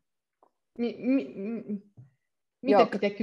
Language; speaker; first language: Finnish; non-native, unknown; Russian